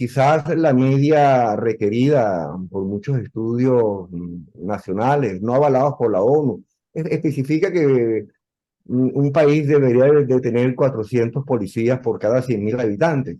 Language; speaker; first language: Spanish; native; Spanish